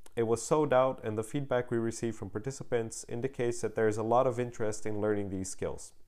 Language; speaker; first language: English; non-native, fluent; Portuguese